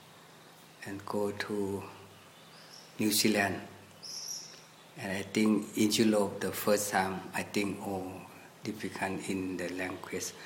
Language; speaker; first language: English; non-native, learner; Thai